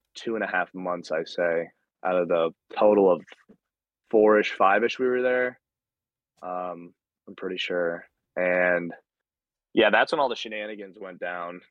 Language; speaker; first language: English; native; English